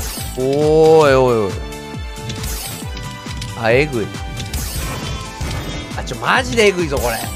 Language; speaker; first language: Japanese; native; Japanese